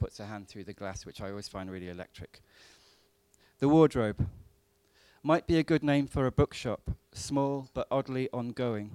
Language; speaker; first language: English; native; English